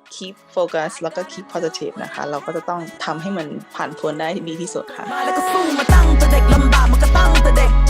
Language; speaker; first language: Thai; native; Thai